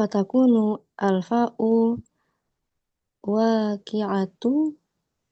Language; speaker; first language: Arabic; non-native, learner; Indonesian